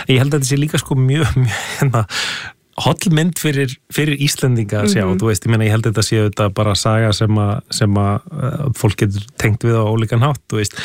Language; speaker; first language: Icelandic; native; Icelandic